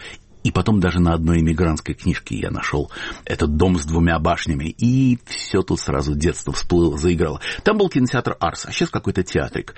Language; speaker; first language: Russian; native; Russian